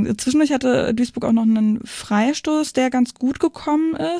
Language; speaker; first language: German; native; German